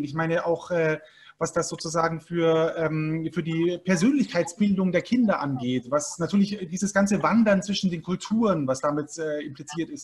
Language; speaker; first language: German; native; German